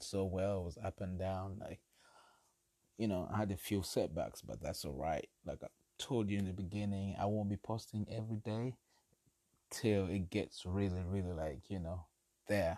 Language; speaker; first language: English; non-native, local second language; Ganda